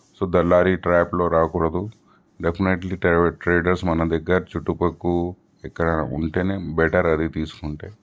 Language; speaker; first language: Telugu; non-native, local second language; Urdu